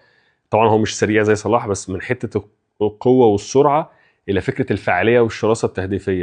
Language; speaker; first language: Arabic; native; Arabic